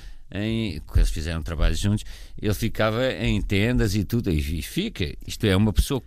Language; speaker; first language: Portuguese; native; Portuguese